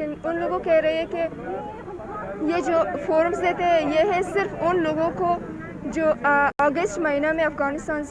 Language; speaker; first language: Hindi; non-native, learner; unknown